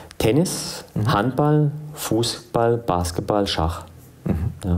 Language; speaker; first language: German; early bilingual, other home language; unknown